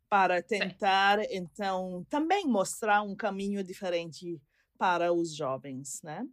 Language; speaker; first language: Portuguese; non-native, fluent; English